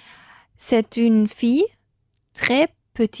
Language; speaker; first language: French; non-native, learner; Spanish